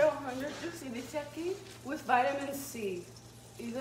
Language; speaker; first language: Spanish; early bilingual, heritage; Spanish